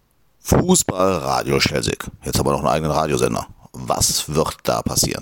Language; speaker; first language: German; native; German